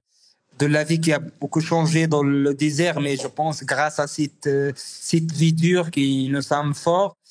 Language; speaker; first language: French; non-native, learner; Arabic